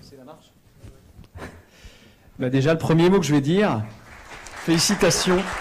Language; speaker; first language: French; native; French